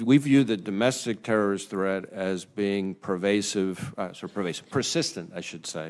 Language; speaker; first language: English; native; English